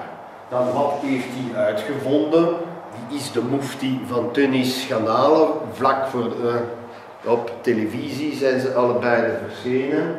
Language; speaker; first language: Dutch; non-native, local second language; French